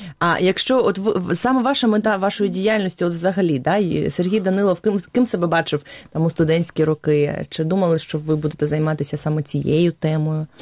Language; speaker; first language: Ukrainian; native; Ukrainian